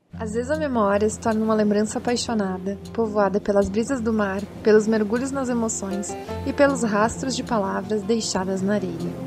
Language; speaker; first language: Portuguese; native; Portuguese